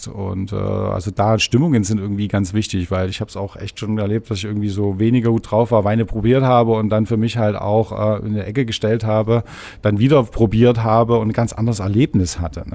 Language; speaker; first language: German; native; German